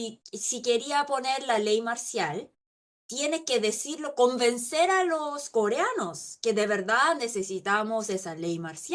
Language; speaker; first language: Spanish; non-native, local second language; Korean